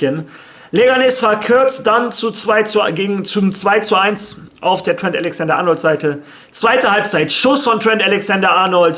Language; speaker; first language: German; native; German